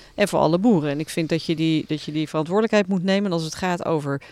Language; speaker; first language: Dutch; native; Dutch